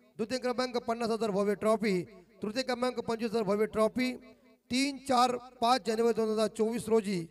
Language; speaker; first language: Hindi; non-native, local second language; Marathi